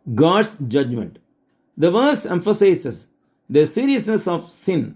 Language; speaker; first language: English; non-native, local second language; Tamil